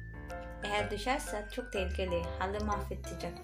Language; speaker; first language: Turkish; non-native, learner; Filipino